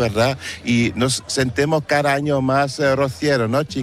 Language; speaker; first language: Spanish; non-native, fluent; Dutch